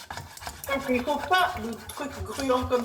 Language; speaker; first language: French; non-native, learner; Japanese